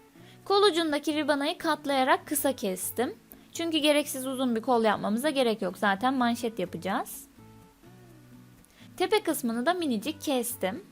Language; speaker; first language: Turkish; native; Turkish